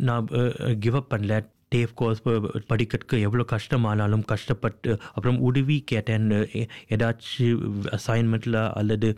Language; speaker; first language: Tamil; early bilingual, heritage; Tamil